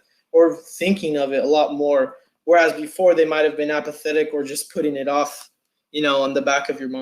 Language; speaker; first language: English; native; English